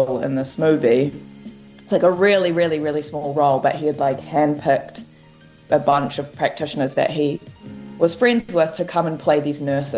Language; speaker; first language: English; native; English